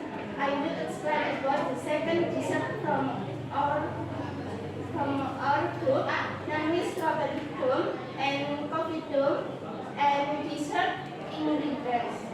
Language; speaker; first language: English; non-native, learner; Indonesian